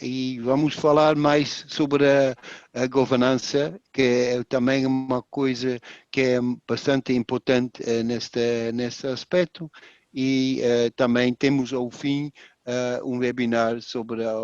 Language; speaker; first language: Portuguese; non-native, fluent; Dutch